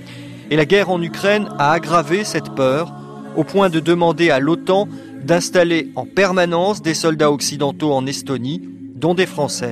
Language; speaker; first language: French; native; French